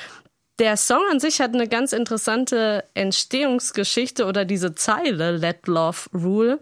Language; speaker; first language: German; native; German